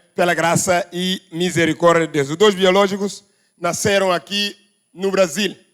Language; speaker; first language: Portuguese; non-native, local second language; Upper Guinea Crioulo